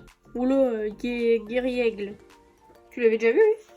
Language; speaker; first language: French; native; French